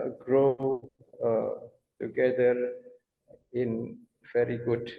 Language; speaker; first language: English; non-native, fluent; Banjar